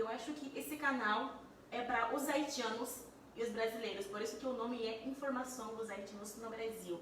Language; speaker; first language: Portuguese; non-native, fluent; Haitian Creole